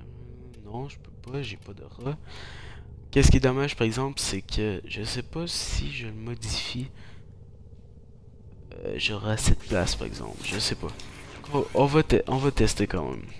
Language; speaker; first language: French; native; French